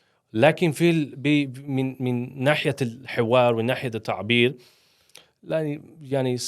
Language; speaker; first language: Arabic; non-native, learner; Swedish